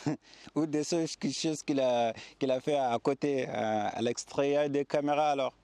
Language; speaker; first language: French; non-native, learner; Arabic